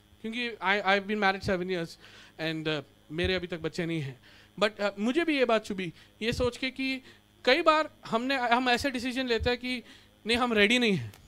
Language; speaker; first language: Hindi; non-native, local second language; Marathi